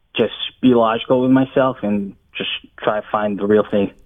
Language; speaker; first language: English; early bilingual, other home language; Arabic